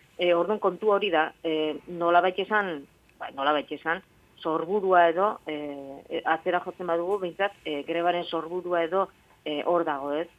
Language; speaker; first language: Basque; native; Basque